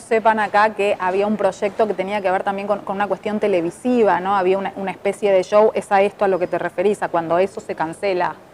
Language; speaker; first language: Spanish; native; Spanish